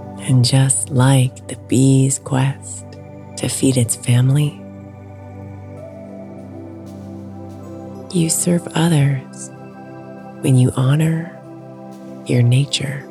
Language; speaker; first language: English; native; English